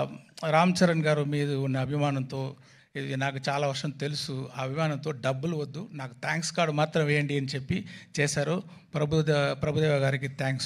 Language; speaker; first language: Telugu; non-native, learner; Tamil